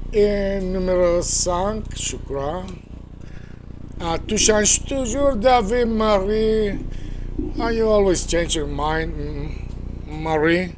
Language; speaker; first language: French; non-native, fluent; Spanish